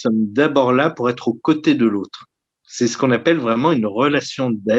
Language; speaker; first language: French; native; French